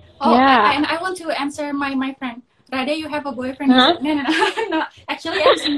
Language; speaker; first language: English; non-native, local second language; Indonesian